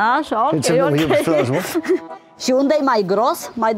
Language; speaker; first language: Romanian; non-native, local second language; Czech